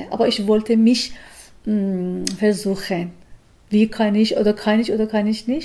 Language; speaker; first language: German; non-native, learner; Persian